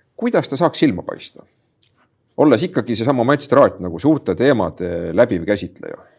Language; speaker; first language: Estonian; native; Estonian